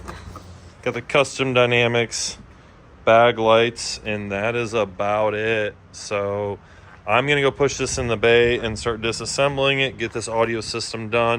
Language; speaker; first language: English; native; English